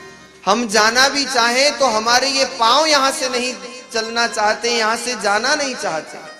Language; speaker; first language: Hindi; native; Hindi